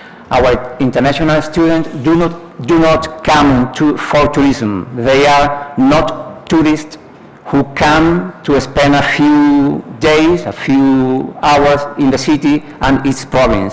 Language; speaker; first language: English; non-native, fluent; Spanish